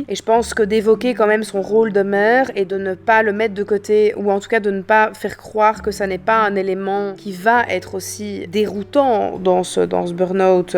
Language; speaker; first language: French; native; French